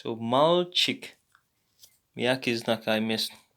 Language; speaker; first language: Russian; non-native, learner; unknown